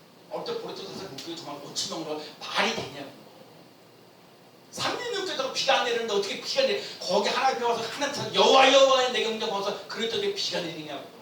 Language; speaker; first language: Korean; native; Korean